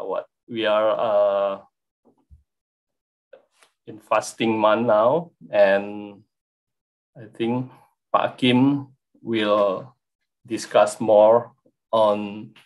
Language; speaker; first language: English; non-native, fluent; Indonesian